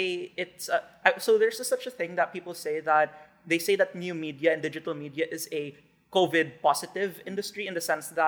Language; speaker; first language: English; non-native, local second language; Hiligaynon